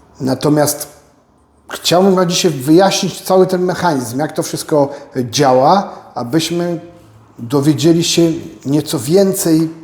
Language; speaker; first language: Polish; native; Polish